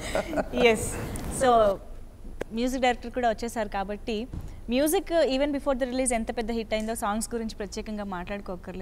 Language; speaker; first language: Telugu; native; Telugu